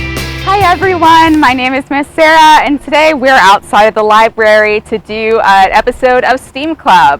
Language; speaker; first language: English; native; English